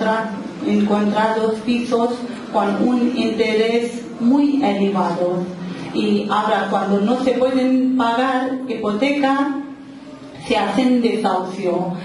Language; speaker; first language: Spanish; non-native, local second language; Urdu